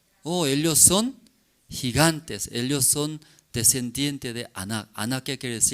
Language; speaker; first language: Spanish; non-native, learner; Korean